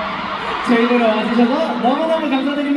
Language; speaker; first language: Korean; native; Korean